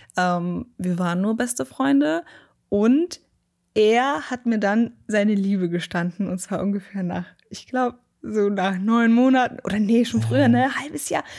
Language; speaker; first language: German; native; German